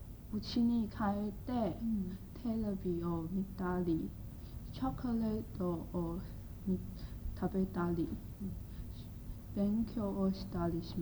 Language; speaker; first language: Japanese; non-native, learner; Chinese